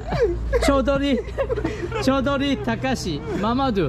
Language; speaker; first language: Bangla; non-native, learner; Japanese